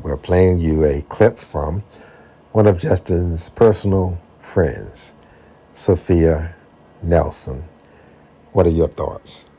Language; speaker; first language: English; native; English